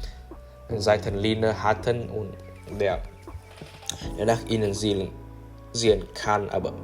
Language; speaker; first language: German; non-native, learner; English